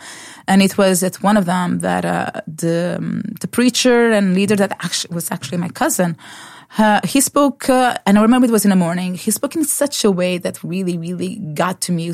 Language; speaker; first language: English; non-native, fluent; Portuguese